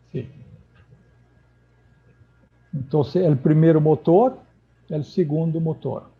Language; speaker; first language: Spanish; non-native, learner; Portuguese